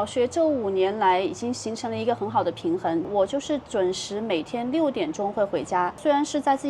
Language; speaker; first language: Chinese; native; Chinese